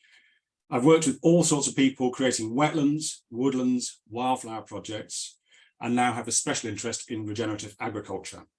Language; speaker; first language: English; native; English